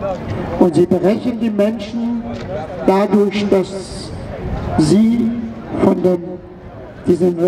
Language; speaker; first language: German; non-native, fluent; Persian